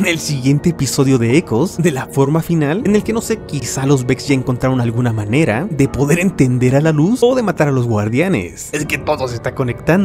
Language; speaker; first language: Spanish; native; Spanish